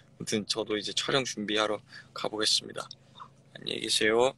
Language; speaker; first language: Korean; native; Korean